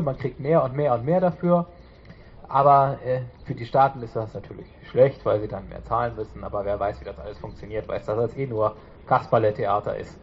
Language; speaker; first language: German; native; German